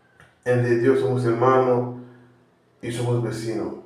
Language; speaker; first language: Spanish; non-native, learner; Haitian Creole